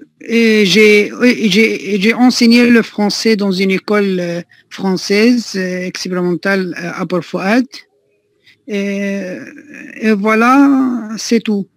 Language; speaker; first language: French; non-native, learner; Arabic